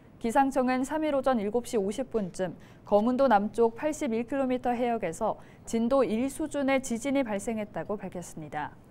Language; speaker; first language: Korean; native; Korean